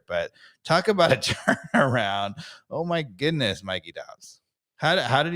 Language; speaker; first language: English; native; English